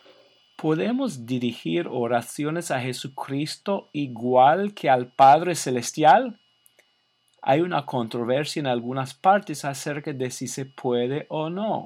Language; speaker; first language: Spanish; non-native, fluent; English